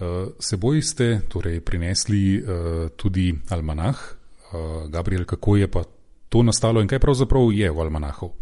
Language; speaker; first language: Slovenian; native; Slovenian